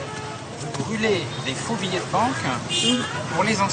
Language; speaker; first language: French; native; French